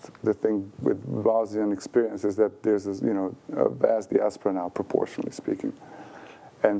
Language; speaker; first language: English; non-native, fluent; Bosnian